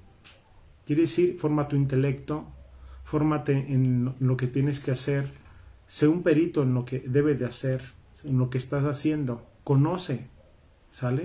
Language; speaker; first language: Spanish; native; Spanish